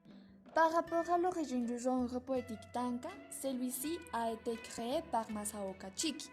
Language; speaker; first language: French; non-native, learner; Spanish